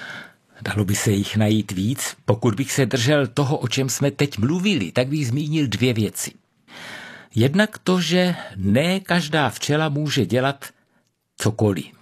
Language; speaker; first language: Czech; native; Czech